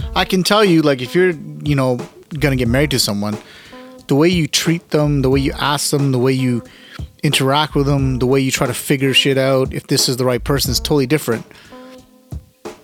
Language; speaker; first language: Punjabi; early bilingual, heritage; Punjabi